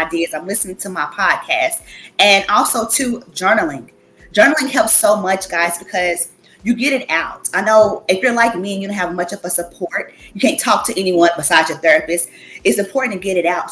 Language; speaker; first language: English; native; English